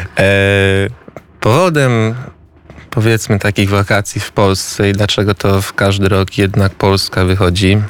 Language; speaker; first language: Polish; early bilingual, heritage; Polish